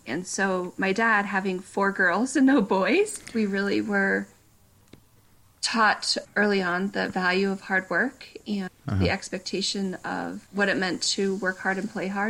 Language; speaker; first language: English; native; English